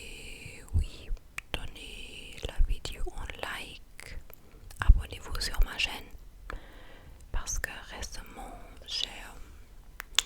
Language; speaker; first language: French; non-native, fluent; English